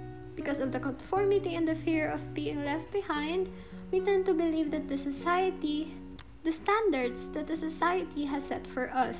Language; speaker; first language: English; non-native, local second language; Filipino